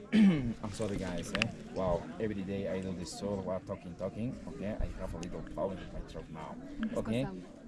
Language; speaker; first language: English; non-native, learner; Spanish